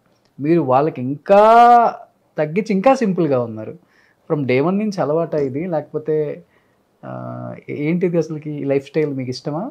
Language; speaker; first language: Telugu; native; Telugu